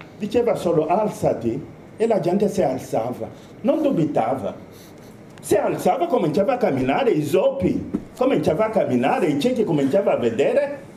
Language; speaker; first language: Italian; non-native, fluent; Romanian